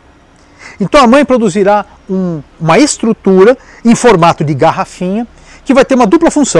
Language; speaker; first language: Portuguese; native; Portuguese